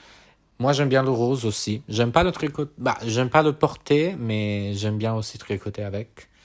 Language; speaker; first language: French; non-native, fluent; Italian